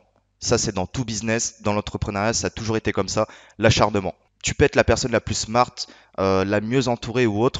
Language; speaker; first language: French; native; French